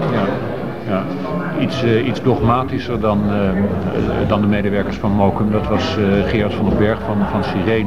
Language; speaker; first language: Dutch; native; Dutch